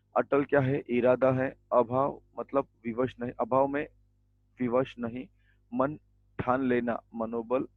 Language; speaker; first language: Hindi; non-native, local second language; Marathi